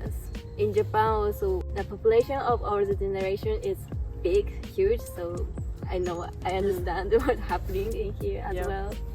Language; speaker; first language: English; non-native, learner; Japanese